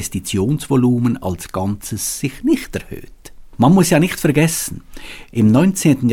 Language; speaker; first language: German; native; German